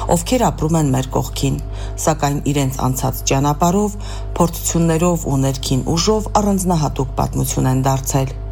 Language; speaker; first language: Armenian; native; Armenian